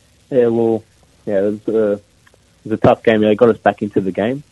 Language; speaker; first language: English; early bilingual, other home language; Greek